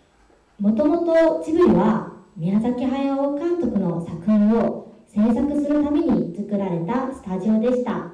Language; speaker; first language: Japanese; non-native, fluent; Korean